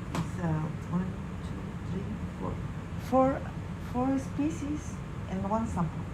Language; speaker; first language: English; non-native, learner; Spanish